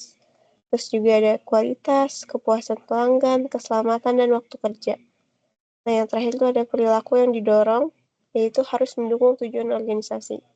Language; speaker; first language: Indonesian; native; Indonesian